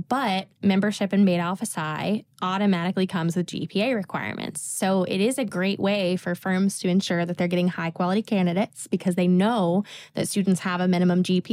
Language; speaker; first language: English; native; English